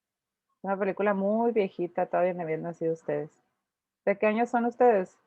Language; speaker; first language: Spanish; native; Spanish